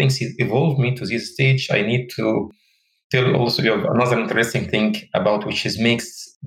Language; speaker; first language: English; non-native, fluent; Arabic